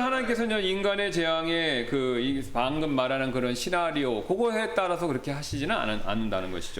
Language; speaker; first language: Korean; native; Korean